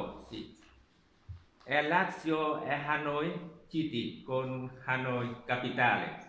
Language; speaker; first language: Italian; non-native, learner; Vietnamese